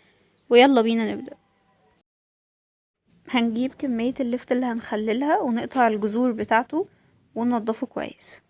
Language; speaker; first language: Arabic; native; Arabic